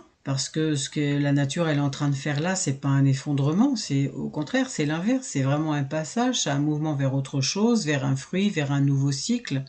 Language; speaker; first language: French; native; French